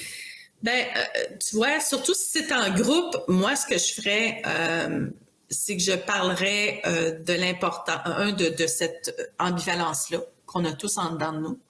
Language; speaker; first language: French; native; French